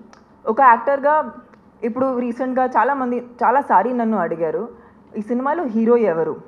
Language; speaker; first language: Telugu; non-native, fluent; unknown